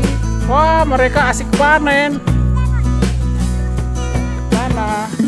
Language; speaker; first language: Indonesian; non-native, local second language; Batak Toba